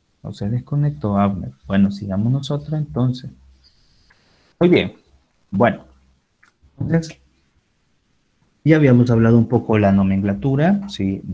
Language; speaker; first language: Spanish; native; Spanish